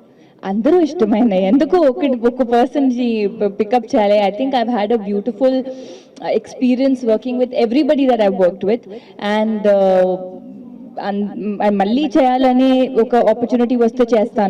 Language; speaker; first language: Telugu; non-native, local second language; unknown